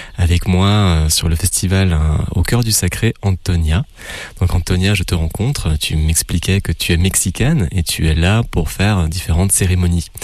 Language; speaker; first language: French; native; French